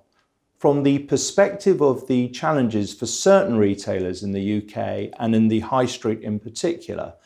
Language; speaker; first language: English; native; English